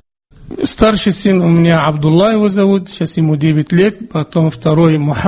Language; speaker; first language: Russian; non-native, fluent; Arabic